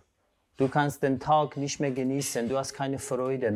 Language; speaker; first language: German; non-native, fluent; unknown